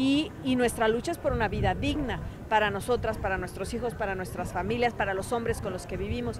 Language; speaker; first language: Spanish; native; Spanish